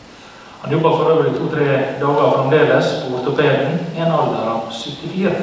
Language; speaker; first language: Norwegian; native; Norwegian